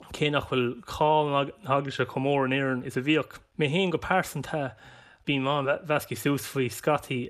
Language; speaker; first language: Irish; non-native, local second language; English